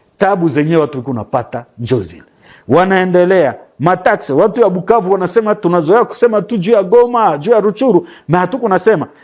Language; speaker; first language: Swahili; native; Swahili